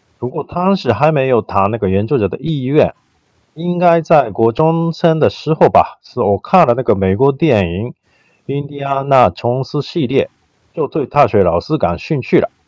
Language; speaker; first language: Chinese; non-native, fluent; Japanese